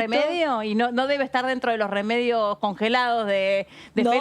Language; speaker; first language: Spanish; native; Spanish